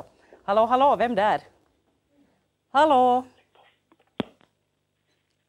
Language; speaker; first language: Swedish; native; Swedish